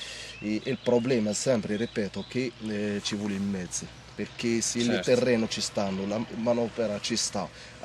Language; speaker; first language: Italian; non-native, learner; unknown